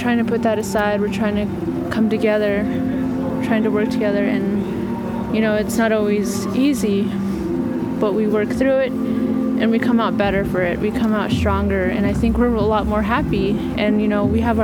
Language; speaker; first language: English; native; English